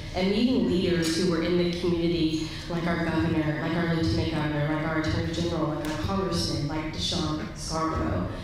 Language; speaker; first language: English; native; English